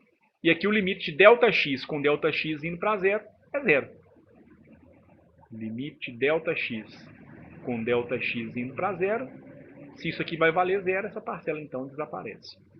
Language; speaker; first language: Portuguese; native; Portuguese